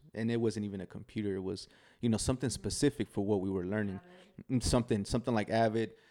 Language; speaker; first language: English; native; English